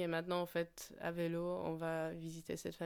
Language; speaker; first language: French; non-native, fluent; Polish